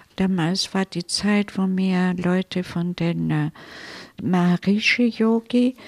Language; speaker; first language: German; non-native, fluent; Italian